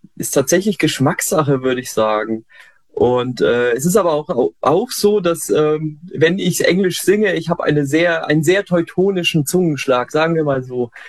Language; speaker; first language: German; native; German